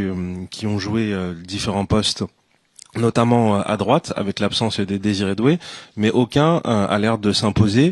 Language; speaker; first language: French; native; French